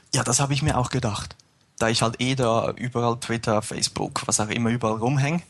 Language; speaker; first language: German; native; German